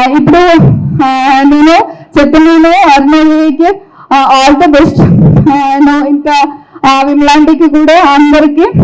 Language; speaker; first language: Telugu; non-native, local second language; Malayalam